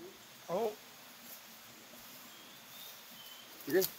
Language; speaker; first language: Filipino; non-native, local second language; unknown